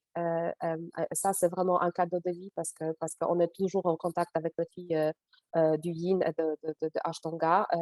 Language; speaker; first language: French; non-native, fluent; Polish